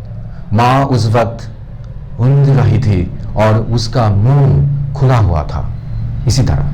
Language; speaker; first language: Hindi; non-native, local second language; Bangla